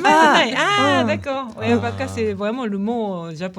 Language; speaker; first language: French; non-native, learner; Japanese